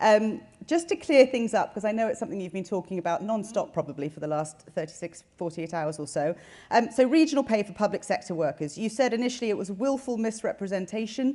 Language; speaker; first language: English; native; English